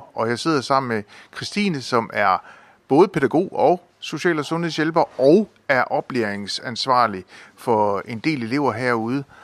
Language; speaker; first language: Danish; native; Danish